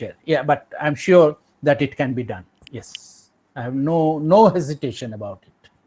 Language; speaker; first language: English; non-native, local second language; Bangla